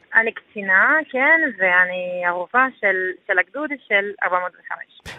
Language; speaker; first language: Hebrew; non-native, fluent; French